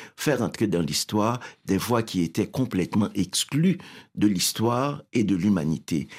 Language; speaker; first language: French; non-native, local second language; Haitian Creole